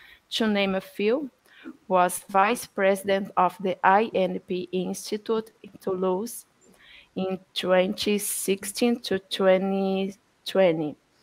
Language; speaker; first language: English; non-native, fluent; Portuguese